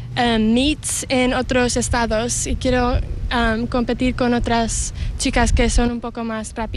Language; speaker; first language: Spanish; early bilingual, heritage; Spanish